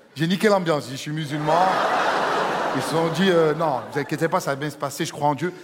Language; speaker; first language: French; native; French